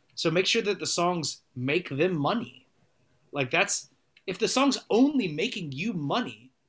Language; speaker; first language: English; native; English